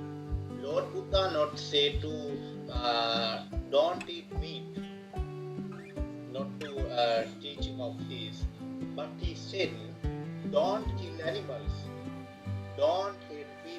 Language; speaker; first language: English; non-native, learner; Sinhala